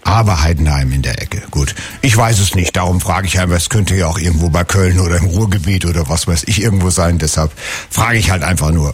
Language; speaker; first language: German; native; German